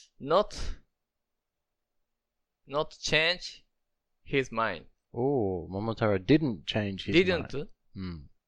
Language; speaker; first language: English; non-native, learner; Japanese